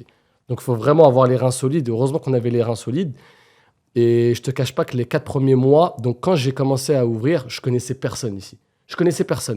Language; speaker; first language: French; native; French